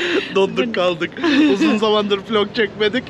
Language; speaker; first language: Turkish; early bilingual, heritage; Turkish